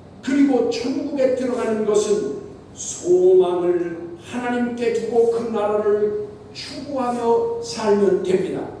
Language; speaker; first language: Korean; native; Korean